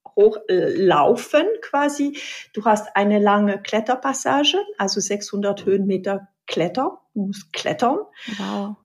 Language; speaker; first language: German; non-native, fluent; French